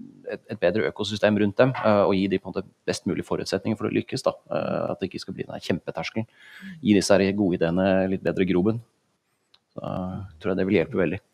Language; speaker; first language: Norwegian; native; Norwegian